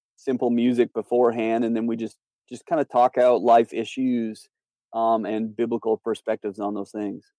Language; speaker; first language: English; native; English